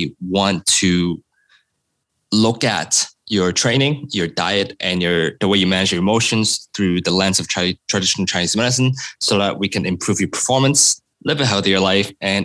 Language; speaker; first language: English; non-native, local second language; Cantonese